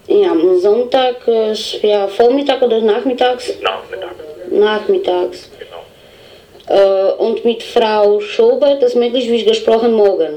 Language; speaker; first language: German; non-native, learner; Polish